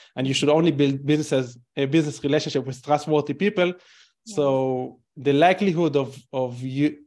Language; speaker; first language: English; non-native, fluent; Hebrew